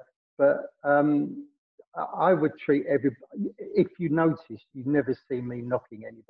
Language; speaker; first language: English; native; English